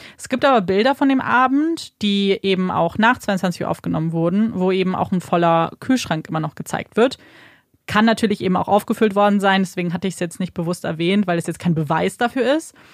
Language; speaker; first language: German; native; German